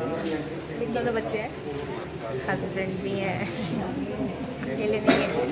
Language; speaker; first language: Hindi; native; Hindi